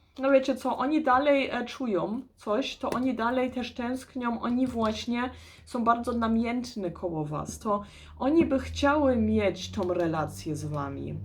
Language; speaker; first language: Polish; early bilingual, heritage; Polish